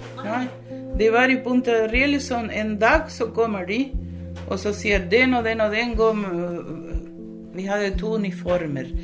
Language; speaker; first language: Norwegian; early bilingual, other home language; Spanish